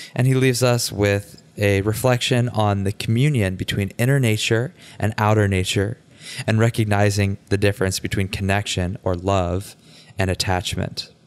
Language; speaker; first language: English; native; English